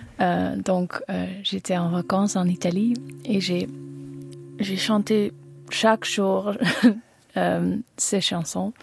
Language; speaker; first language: French; non-native, learner; Dutch